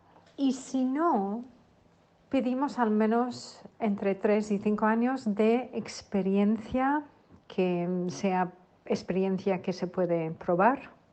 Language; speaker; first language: Spanish; non-native, fluent; English